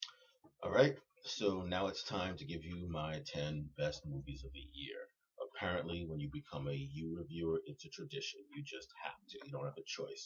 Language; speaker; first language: English; native; English